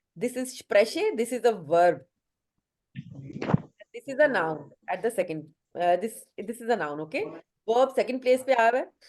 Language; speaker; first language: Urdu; non-native, local second language; Punjabi